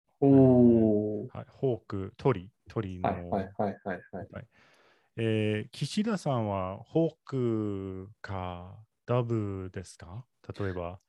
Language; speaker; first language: Japanese; non-native, learner; English